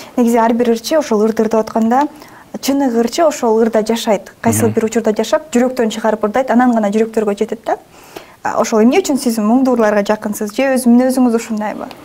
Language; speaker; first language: Kyrgyz; native; Kyrgyz